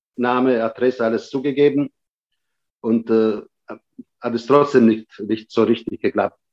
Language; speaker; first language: German; native; German